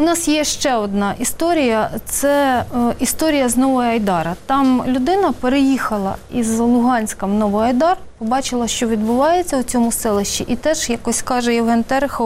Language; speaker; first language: Ukrainian; native; Ukrainian